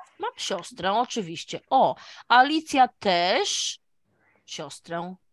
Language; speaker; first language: Polish; native; Polish